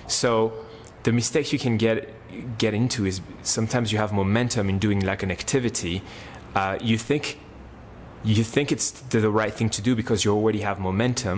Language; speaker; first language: English; non-native, fluent; French